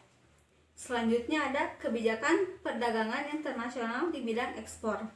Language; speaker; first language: Indonesian; native; Indonesian